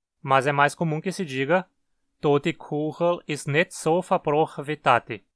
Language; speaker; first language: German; early bilingual, heritage; Portuguese